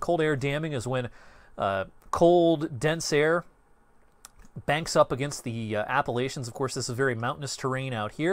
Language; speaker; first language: English; native; English